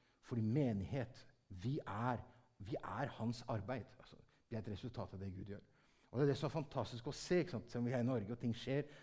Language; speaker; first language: Norwegian; early bilingual, heritage; Norwegian